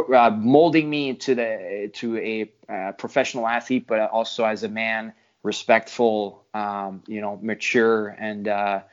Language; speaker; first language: English; non-native, fluent; French